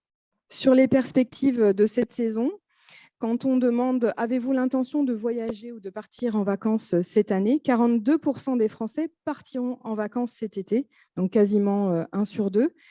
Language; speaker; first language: French; native; French